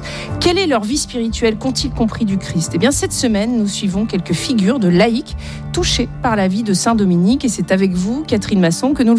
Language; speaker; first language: French; native; French